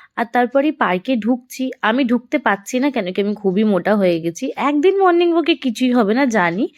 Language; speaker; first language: Bangla; non-native, local second language; Hindi